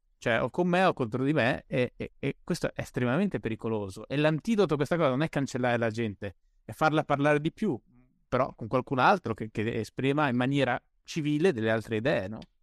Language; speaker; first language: Italian; native; Italian